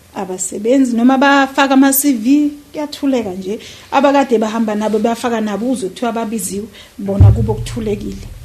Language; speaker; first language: Zulu; native; Zulu